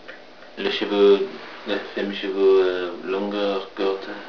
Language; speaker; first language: French; non-native, learner; English